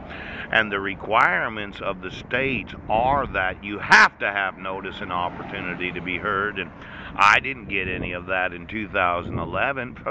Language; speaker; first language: English; native; English